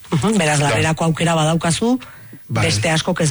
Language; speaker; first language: Basque; native; Basque